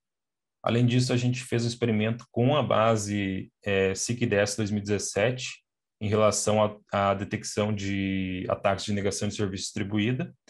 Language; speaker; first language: Portuguese; native; Portuguese